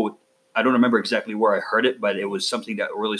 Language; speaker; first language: English; non-native, fluent; Arabic